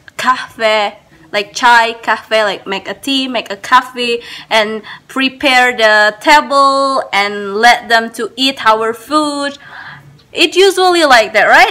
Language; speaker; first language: English; non-native, learner; Indonesian